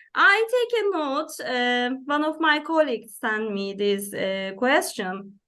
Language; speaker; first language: English; non-native, fluent; Turkish